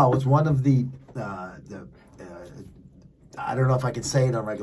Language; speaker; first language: English; native; English